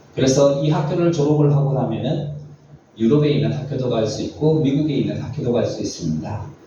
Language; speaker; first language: Korean; native; Korean